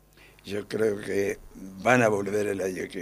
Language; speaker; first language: Spanish; non-native, learner; English